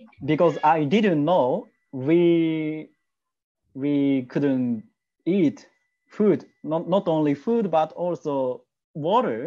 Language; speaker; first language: English; non-native, learner; Japanese